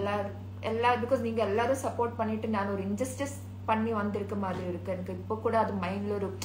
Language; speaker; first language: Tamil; non-native, learner; Malayalam